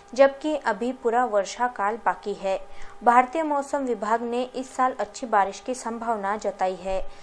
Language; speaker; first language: Hindi; non-native, local second language; Marathi